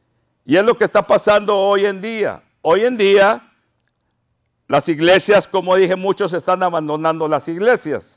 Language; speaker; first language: Spanish; native; Spanish